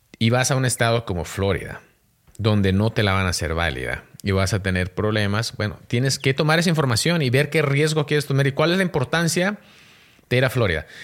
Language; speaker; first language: Spanish; native; Spanish